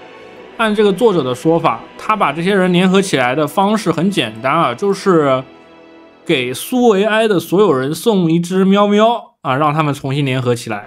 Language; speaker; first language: Chinese; native; Chinese